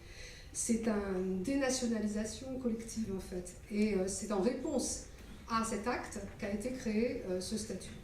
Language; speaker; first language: French; native; French